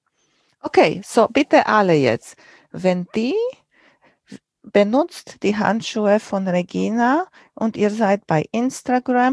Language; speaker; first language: German; non-native, fluent; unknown